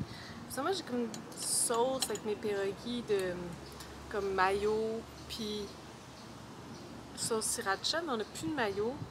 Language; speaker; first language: French; native; French